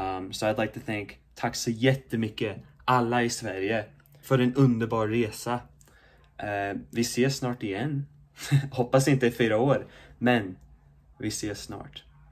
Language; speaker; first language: Swedish; early bilingual, heritage; Swedish